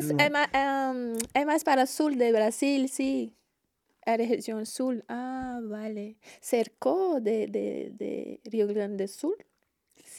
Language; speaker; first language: Spanish; non-native, learner; Portuguese